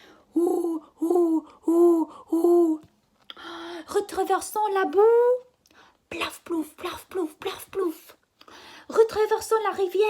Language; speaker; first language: French; non-native, fluent; English